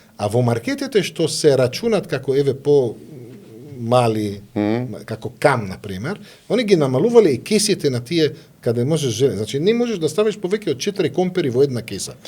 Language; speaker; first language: Macedonian; non-native, fluent; Arabic